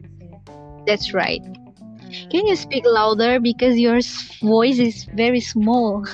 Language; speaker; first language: English; non-native, learner; Indonesian